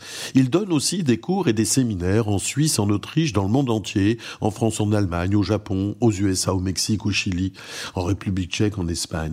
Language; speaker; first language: French; native; French